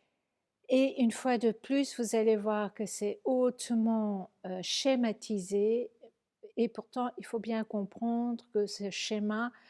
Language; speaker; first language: French; native; French